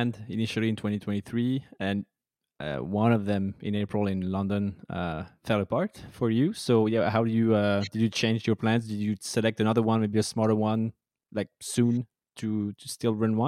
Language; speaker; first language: English; non-native, fluent; French